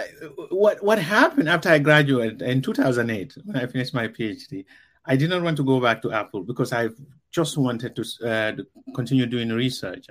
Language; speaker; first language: English; non-native, local second language; Mandingo